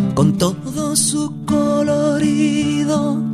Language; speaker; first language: Spanish; native; Spanish